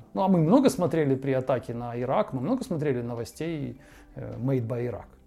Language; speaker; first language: Russian; native; Russian